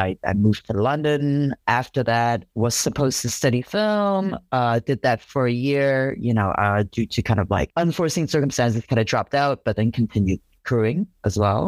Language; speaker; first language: English; non-native, local second language; Cantonese